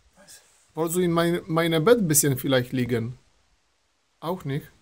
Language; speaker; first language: German; non-native, learner; Polish